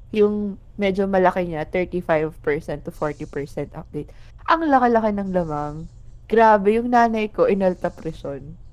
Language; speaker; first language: Filipino; non-native, local second language; Bikol